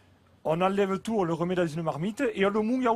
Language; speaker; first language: French; native; French